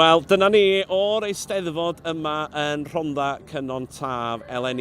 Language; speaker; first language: Welsh; native; Welsh